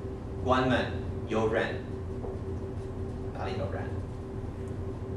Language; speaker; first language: Chinese; non-native, fluent; English